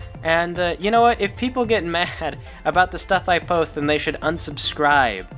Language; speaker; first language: English; native; English